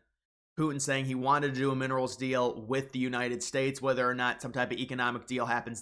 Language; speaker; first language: English; native; English